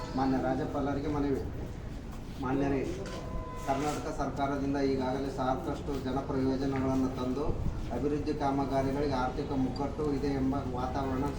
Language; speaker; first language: Kannada; native; Kannada